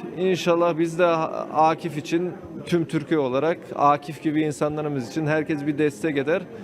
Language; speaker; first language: Turkish; early bilingual, heritage; Turkish